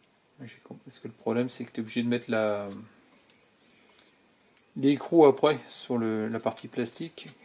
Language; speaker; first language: French; native; French